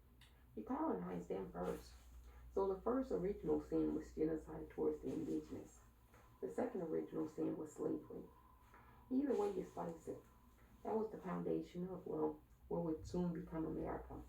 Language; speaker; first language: English; native; English